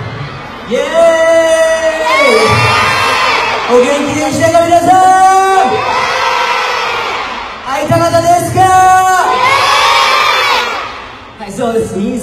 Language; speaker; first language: Japanese; non-native, fluent; Korean